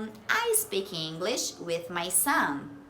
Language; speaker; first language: English; non-native, fluent; Portuguese